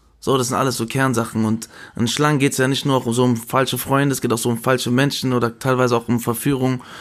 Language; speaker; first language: German; early bilingual, other home language; Spanish